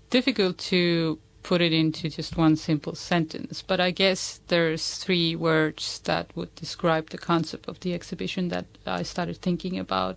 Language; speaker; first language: English; non-native, fluent; Estonian